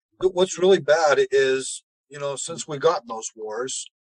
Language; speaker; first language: English; native; English